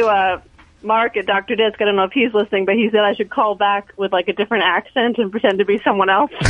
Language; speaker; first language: English; native; English